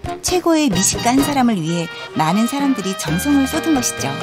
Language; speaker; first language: Korean; native; Korean